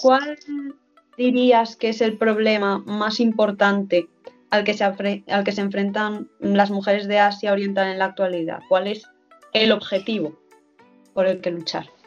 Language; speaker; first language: Spanish; non-native, learner; Chinese